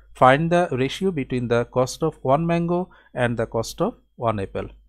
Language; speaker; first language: English; non-native, local second language; Bangla